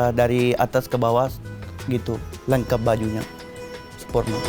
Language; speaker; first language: Indonesian; non-native, learner; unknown